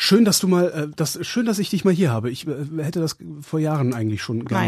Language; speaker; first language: German; native; German